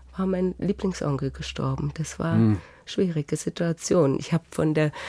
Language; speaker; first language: German; native; German